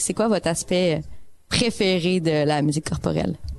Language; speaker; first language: French; native; French